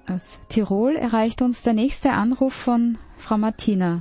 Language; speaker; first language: German; native; German